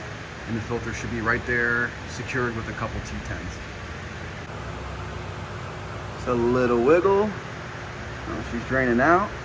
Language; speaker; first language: English; native; English